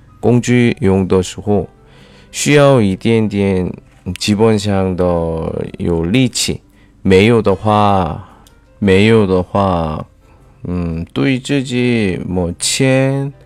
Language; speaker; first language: Chinese; non-native, fluent; Korean